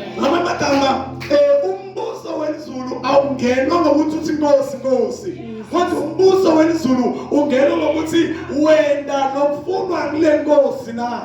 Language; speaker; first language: Zulu; non-native, local second language; Swati